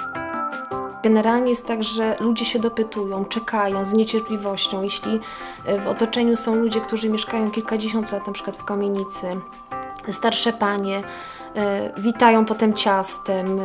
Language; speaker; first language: Polish; native; Polish